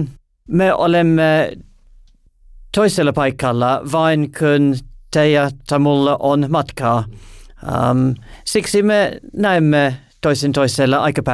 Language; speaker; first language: Finnish; non-native, fluent; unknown